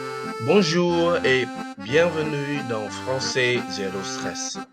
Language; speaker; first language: French; non-native, fluent; Khmer